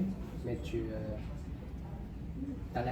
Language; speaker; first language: French; non-native, learner; Chinese